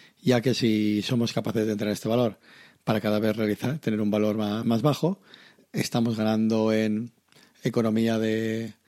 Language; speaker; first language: Spanish; native; Spanish